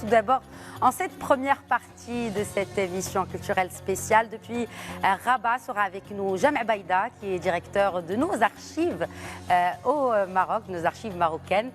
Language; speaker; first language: French; non-native, local second language; Arabic